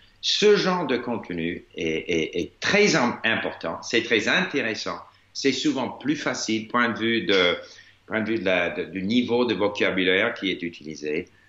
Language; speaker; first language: French; non-native, fluent; English